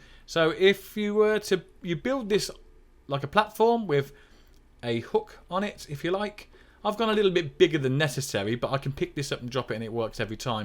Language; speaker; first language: English; native; English